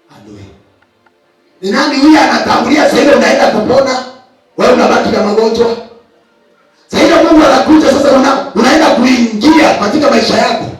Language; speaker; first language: Swahili; non-native, local second language; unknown